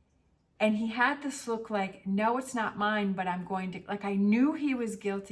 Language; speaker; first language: English; native; English